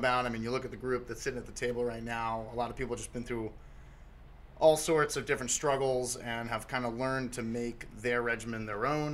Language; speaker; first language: English; native; English